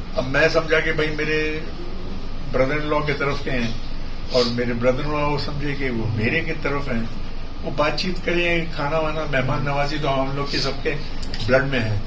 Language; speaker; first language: Hindi; native; Hindi